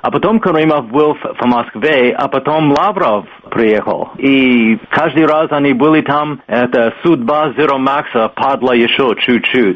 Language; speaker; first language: Russian; non-native, fluent; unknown